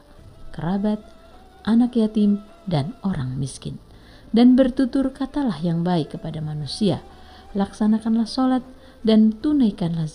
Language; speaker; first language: Indonesian; native; Indonesian